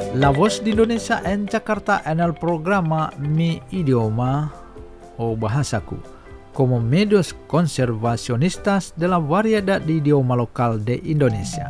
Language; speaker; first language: Spanish; non-native, fluent; Indonesian